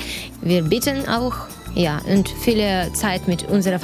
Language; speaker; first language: German; non-native, learner; Ukrainian